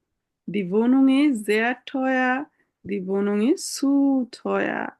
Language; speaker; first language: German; non-native, fluent; Bangla